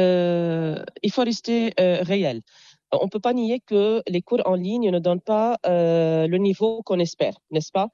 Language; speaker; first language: French; non-native, local second language; Arabic